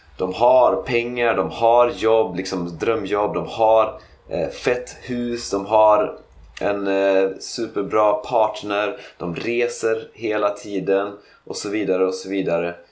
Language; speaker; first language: Swedish; native; Swedish